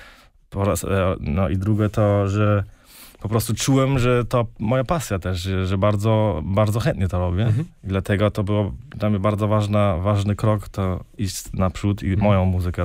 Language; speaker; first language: Polish; early bilingual, heritage; German